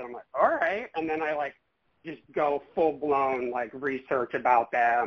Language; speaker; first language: English; native; English